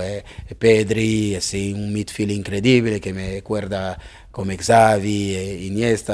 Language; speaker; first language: Spanish; non-native, learner; French